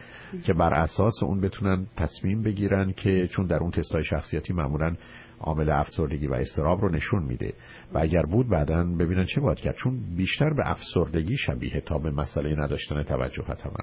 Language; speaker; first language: Persian; native; Persian